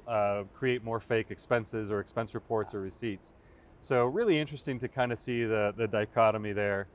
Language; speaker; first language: English; native; English